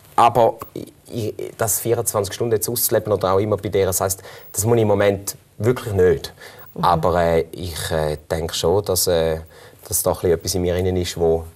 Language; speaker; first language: German; native; German